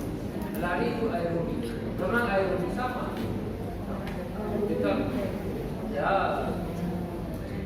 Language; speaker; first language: Indonesian; non-native, learner; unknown